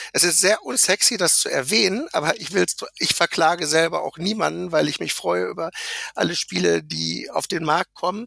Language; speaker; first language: German; native; German